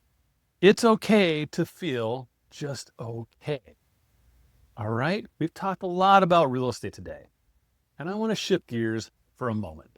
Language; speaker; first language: English; native; English